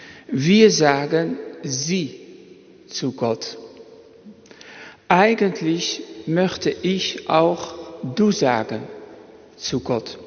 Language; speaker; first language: German; non-native, fluent; Dutch